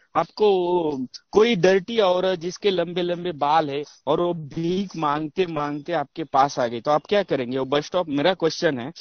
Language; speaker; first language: Hindi; non-native, local second language; Marathi